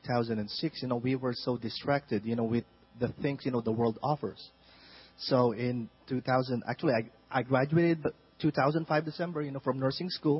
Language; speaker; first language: English; non-native, local second language; Filipino